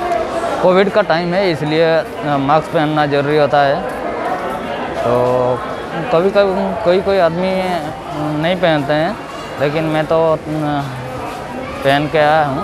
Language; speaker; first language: Hindi; non-native, local second language; Odia